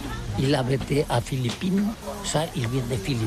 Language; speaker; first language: French; non-native, learner; Catalan